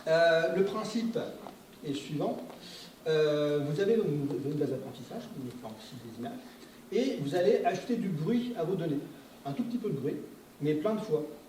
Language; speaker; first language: French; native; French